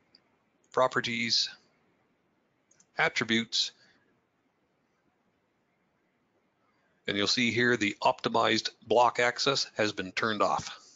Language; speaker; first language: English; native; English